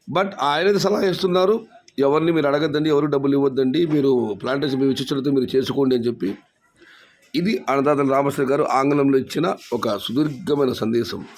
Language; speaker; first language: Telugu; non-native, local second language; Kannada